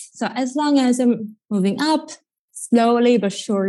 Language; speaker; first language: English; non-native, fluent; Italian